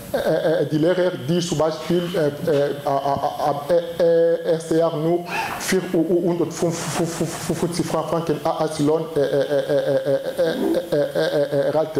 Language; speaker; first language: German; non-native, learner; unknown